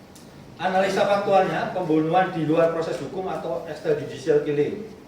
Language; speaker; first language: Indonesian; native; Indonesian